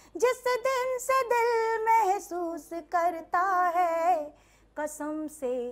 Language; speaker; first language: Hindi; native; Hindi